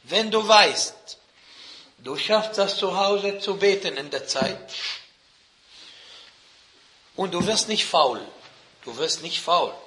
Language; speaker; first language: German; non-native, fluent; Arabic